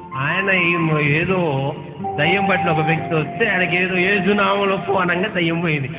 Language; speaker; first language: Telugu; non-native, local second language; Urdu